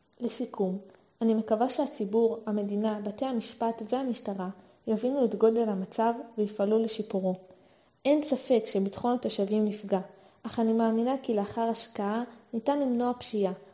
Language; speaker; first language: Hebrew; native; Hebrew